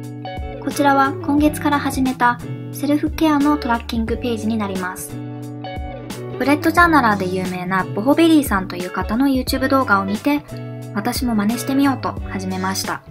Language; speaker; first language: Japanese; native; Japanese